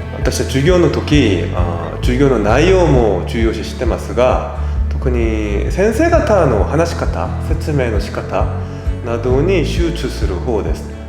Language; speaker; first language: Japanese; non-native, fluent; Korean